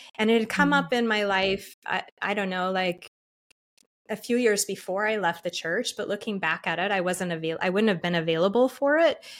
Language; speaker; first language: English; native; English